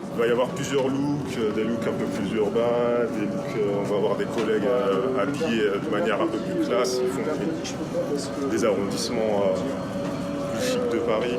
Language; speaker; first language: French; native; French